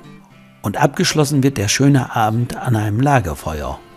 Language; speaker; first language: German; native; German